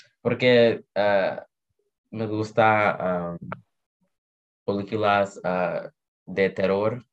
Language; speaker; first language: Spanish; non-native, learner; English